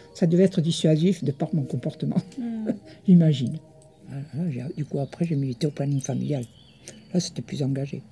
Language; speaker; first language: French; early bilingual, other home language; Italian